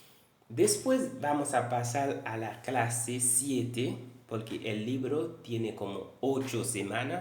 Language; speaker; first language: Spanish; non-native, fluent; Haitian Creole